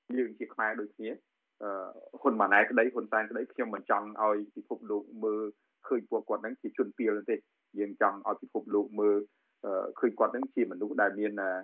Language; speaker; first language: Khmer; native; Khmer